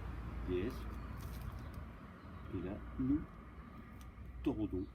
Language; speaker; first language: French; native; French